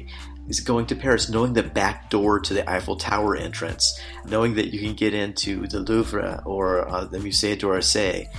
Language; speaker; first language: English; native; English